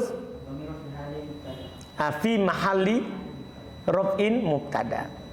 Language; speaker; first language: Arabic; non-native, fluent; Indonesian